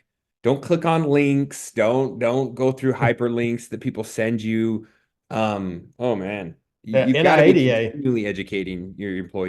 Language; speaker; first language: English; native; English